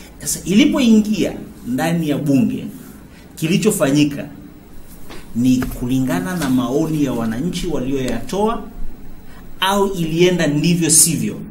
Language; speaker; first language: Swahili; native; Swahili